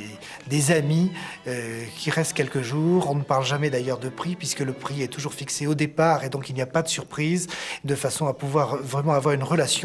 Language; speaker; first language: French; native; French